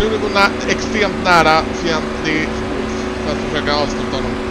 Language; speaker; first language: Swedish; native; Swedish